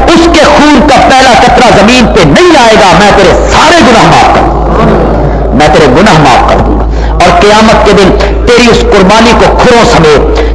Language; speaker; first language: Urdu; non-native, local second language; Punjabi